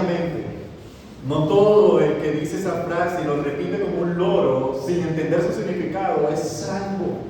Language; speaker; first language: Spanish; native; Spanish